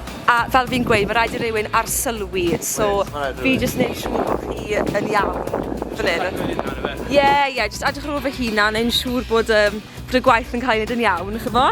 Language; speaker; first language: Welsh; native; Welsh